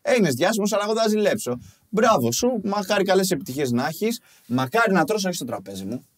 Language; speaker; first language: Greek; early bilingual, other home language; Albanian